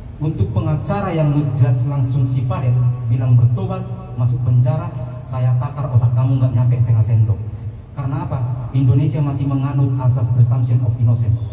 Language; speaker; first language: Indonesian; non-native, local second language; Batak Toba